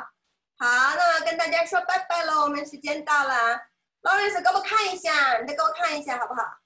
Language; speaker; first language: Chinese; native; Chinese